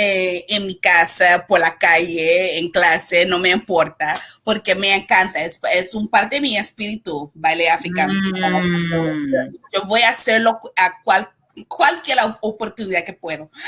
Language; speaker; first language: Spanish; non-native, learner; English